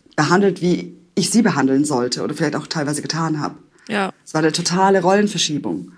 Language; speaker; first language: German; native; German